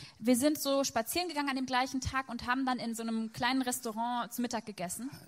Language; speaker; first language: German; native; German